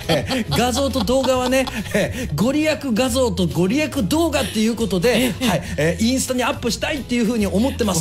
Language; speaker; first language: Japanese; native; Japanese